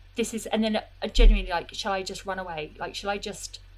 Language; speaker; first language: English; native; English